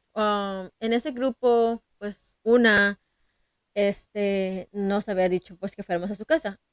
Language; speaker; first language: Spanish; early bilingual, heritage; Spanish